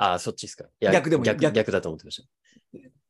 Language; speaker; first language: Japanese; native; Japanese